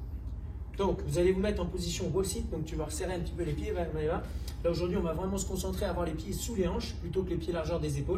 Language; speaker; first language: French; native; French